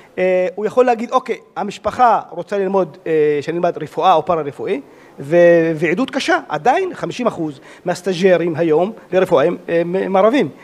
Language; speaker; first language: Hebrew; non-native, local second language; Arabic